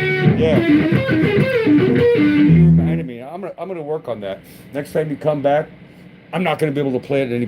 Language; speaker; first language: English; native; English